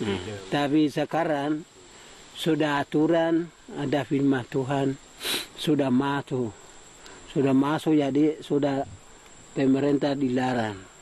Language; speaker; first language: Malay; non-native, local second language; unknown